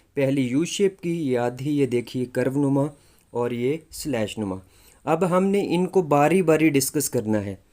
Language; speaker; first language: Urdu; non-native, local second language; Punjabi